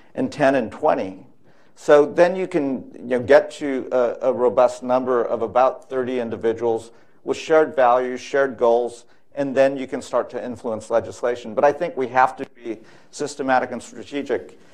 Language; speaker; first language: English; native; English